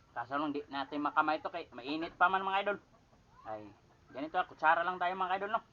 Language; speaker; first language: Filipino; non-native, local second language; Cebuano